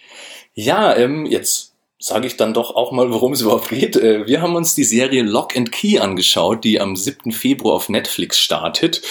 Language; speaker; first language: German; native; German